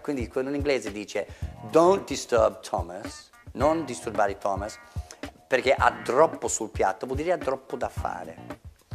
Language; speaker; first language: Italian; non-native, fluent; English